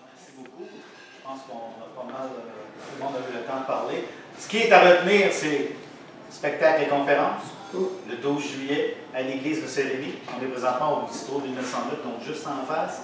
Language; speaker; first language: French; native; French